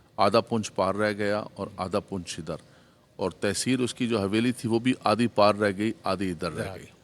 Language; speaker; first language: Urdu; non-native, local second language; Punjabi